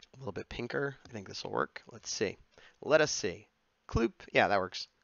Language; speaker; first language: English; native; English